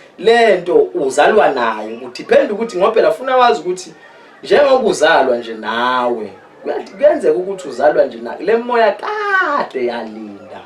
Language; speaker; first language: Zulu; native; Zulu